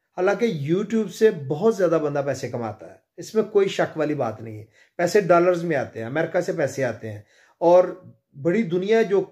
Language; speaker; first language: Urdu; non-native, local second language; Punjabi